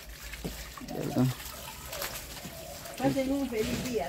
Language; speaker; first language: Spanish; native; Spanish